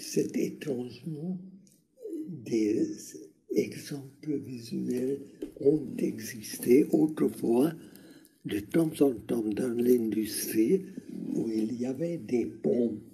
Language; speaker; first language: French; non-native, learner; Hungarian